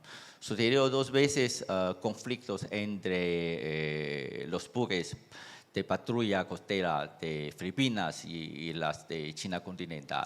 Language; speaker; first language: Spanish; non-native, fluent; Chinese